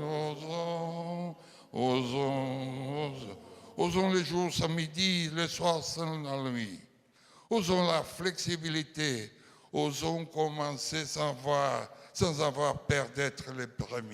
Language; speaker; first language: French; non-native, fluent; Portuguese